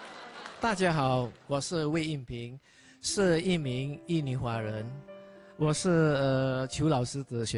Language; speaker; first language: Chinese; non-native, fluent; Indonesian